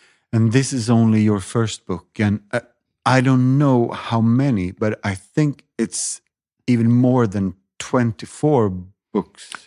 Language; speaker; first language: English; non-native, fluent; Swedish